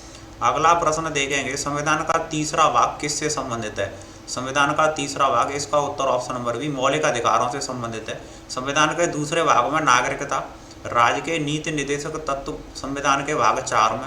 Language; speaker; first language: Hindi; native; Hindi